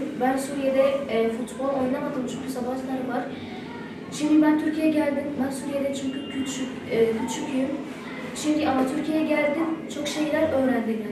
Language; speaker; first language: Turkish; non-native, learner; Arabic